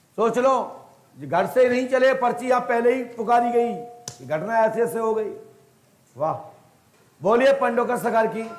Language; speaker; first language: Hindi; native; Hindi